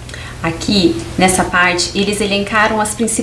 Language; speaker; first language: Portuguese; native; Portuguese